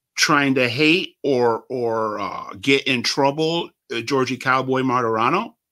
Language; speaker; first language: English; native; English